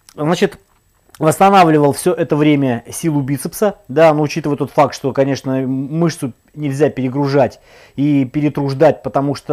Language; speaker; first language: Russian; native; Russian